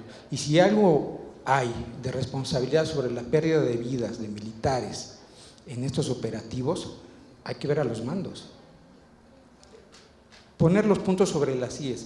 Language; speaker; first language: Spanish; native; Spanish